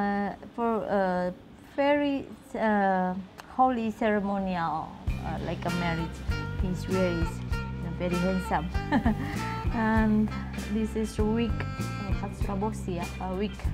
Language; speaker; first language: English; non-native, learner; Indonesian